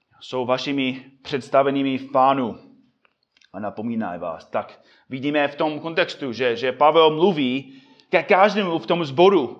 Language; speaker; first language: Czech; non-native, fluent; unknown